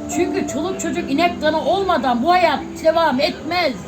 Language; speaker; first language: Turkish; native; Turkish